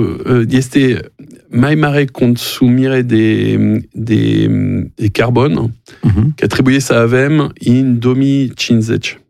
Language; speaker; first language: Romanian; non-native, learner; French